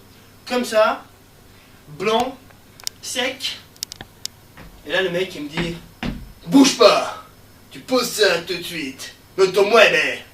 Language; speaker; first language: French; native; French